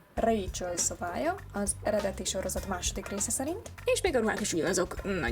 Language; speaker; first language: Hungarian; native; Hungarian